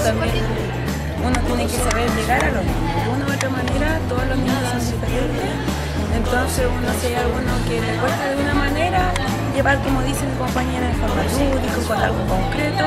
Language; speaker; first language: Spanish; native; Spanish